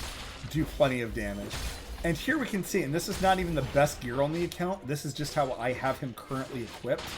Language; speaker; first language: English; native; English